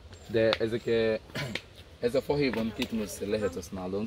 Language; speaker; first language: Hungarian; non-native, learner; Swahili